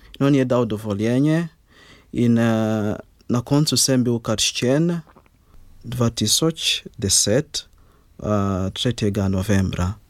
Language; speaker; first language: Slovenian; non-native, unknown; Ganda